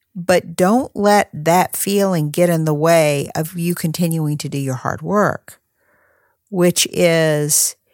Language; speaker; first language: English; native; English